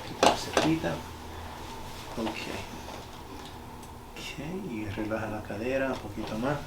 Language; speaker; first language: Spanish; early bilingual, heritage; Spanish